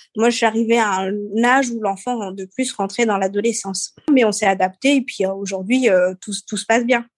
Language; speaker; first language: French; early bilingual, other home language; Seselwa Creole French